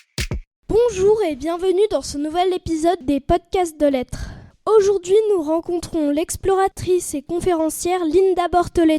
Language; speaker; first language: French; native; French